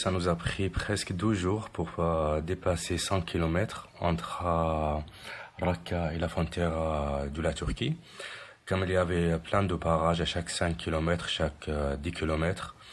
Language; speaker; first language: French; non-native, fluent; Arabic